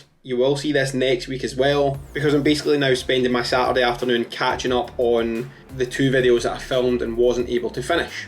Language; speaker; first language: English; native; English